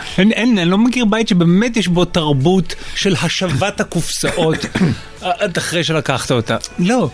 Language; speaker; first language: Hebrew; native; Hebrew